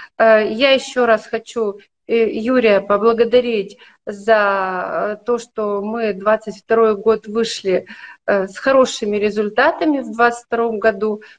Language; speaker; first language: Russian; native; Russian